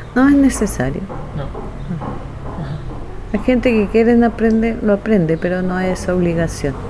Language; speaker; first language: Spanish; native; Spanish